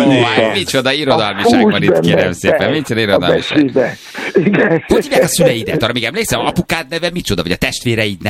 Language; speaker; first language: Hungarian; native; Hungarian